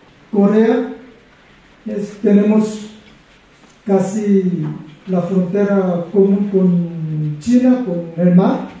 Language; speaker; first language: Spanish; non-native, fluent; Korean